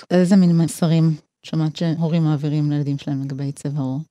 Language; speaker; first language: Hebrew; early bilingual, other home language; Amharic